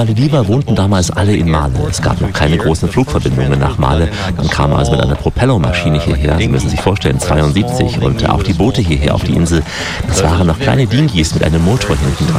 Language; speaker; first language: German; native; German